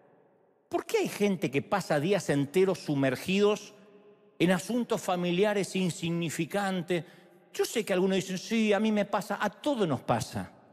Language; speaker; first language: Spanish; native; Spanish